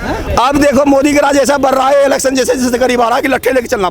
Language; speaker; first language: Hindi; native; Hindi